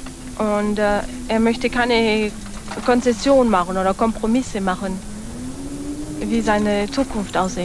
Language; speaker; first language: German; non-native, fluent; French